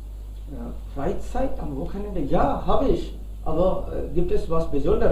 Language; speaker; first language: German; non-native, fluent; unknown